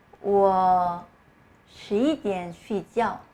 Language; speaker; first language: Chinese; non-native, learner; Korean